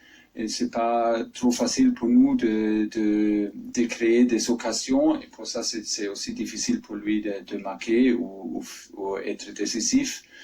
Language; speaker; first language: French; non-native, fluent; German